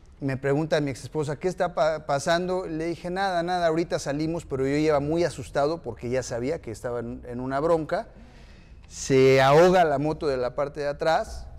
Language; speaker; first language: Spanish; native; Spanish